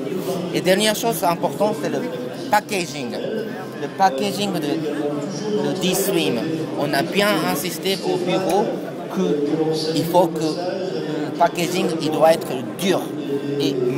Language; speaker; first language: French; non-native, learner; Japanese